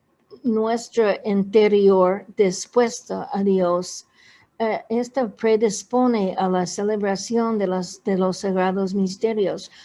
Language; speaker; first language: Spanish; non-native, fluent; English